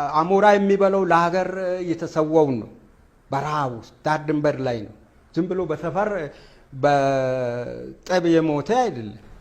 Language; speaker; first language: Amharic; non-native, local second language; Wolaytta